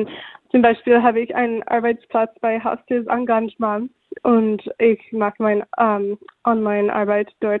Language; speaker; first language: German; non-native, fluent; English